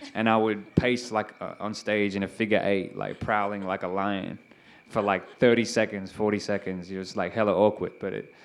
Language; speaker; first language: English; native; English